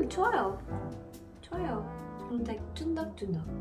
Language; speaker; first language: Korean; non-native, learner; English